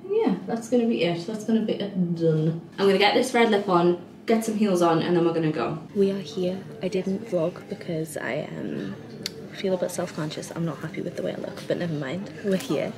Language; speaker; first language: English; native; English